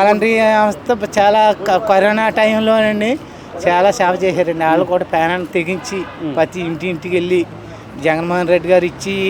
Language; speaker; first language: Telugu; native; Telugu